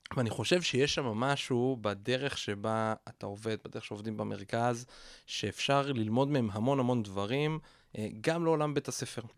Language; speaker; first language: Hebrew; native; Hebrew